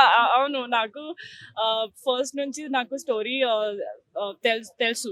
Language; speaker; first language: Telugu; non-native, learner; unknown